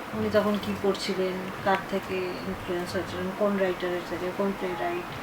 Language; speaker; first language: Bangla; early bilingual, heritage; Bangla